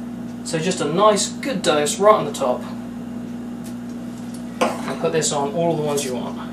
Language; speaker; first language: English; native; English